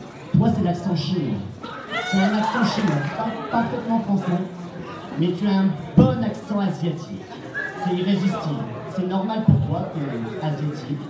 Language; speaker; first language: French; native; French